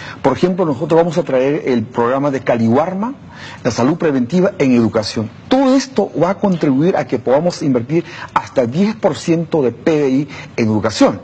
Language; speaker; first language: Spanish; non-native, local second language; Shipibo-Conibo